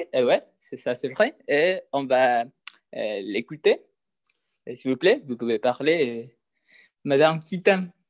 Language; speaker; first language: French; non-native, learner; Spanish